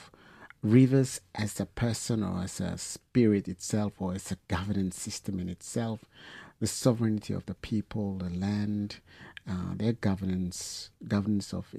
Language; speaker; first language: English; non-native, fluent; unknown